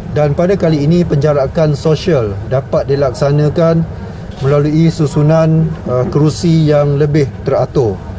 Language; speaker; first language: Malay; native; Malay